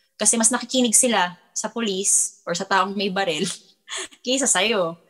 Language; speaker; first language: Filipino; native; Filipino